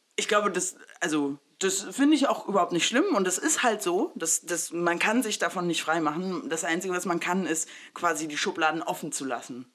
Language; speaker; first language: German; early bilingual, other home language; Spanish